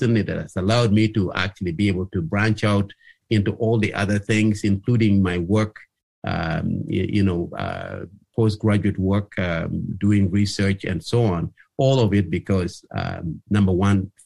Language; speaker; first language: English; non-native, local second language; Acoli